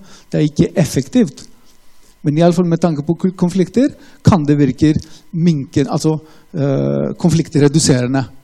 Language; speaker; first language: Norwegian; non-native, fluent; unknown